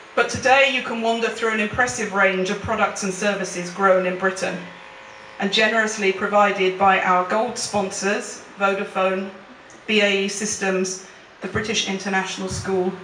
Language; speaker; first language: English; native; English